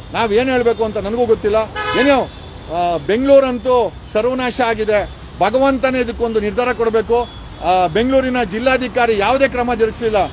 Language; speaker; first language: Kannada; native; Kannada